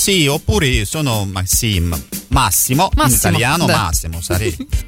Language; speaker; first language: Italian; non-native, fluent; Russian